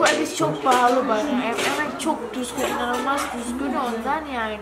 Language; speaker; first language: Turkish; non-native, learner; Indonesian